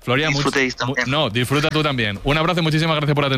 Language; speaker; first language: Spanish; native; Spanish